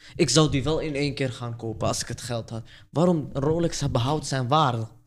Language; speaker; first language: Dutch; early bilingual, other home language; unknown